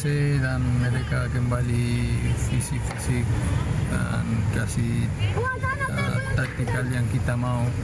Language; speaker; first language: Indonesian; non-native, fluent; Spanish